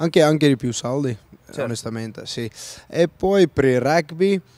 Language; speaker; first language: Italian; non-native, learner; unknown